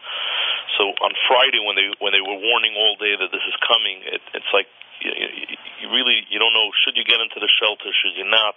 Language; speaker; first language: English; native; English